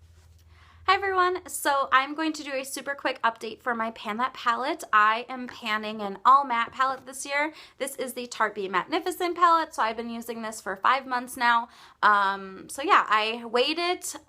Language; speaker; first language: English; native; English